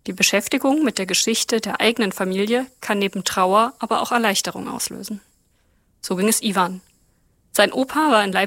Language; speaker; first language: German; native; German